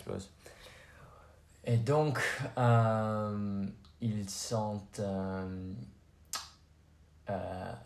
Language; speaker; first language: French; non-native, learner; English